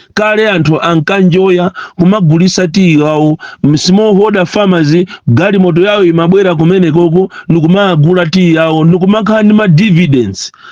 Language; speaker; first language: Nyanja; non-native, local second language; Tumbuka